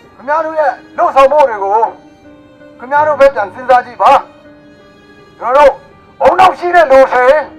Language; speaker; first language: Burmese; non-native, local second language; Kachin